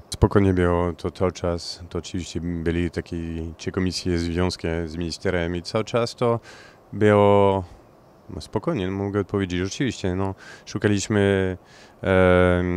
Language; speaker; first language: Polish; non-native, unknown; French